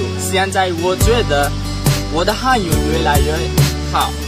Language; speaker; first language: Chinese; non-native, learner; Bangla